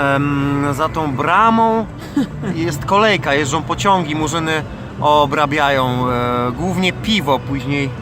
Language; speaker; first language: Polish; native; Polish